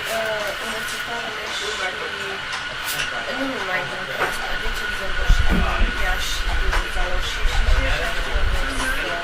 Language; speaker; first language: Romanian; non-native, local second language; Hungarian